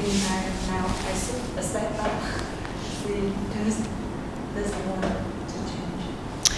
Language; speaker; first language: English; non-native, learner; Vietnamese